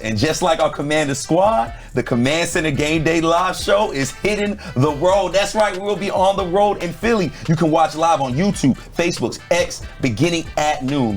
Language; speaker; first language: English; native; English